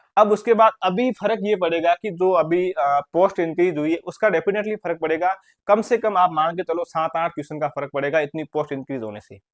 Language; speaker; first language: Hindi; native; Hindi